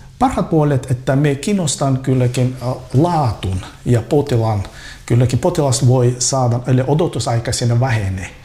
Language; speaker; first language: Finnish; non-native, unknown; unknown